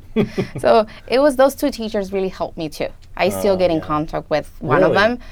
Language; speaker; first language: English; non-native, fluent; Spanish